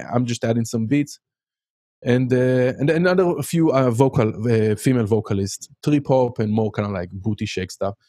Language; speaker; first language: English; non-native, fluent; Hebrew